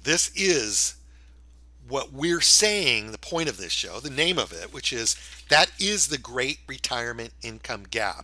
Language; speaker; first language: English; native; English